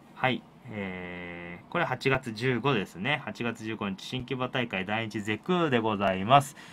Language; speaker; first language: Japanese; native; Japanese